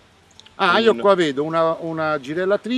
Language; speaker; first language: Italian; native; Italian